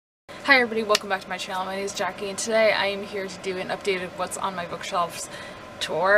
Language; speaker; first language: English; native; English